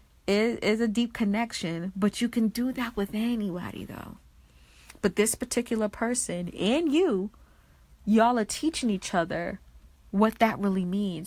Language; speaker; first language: English; native; English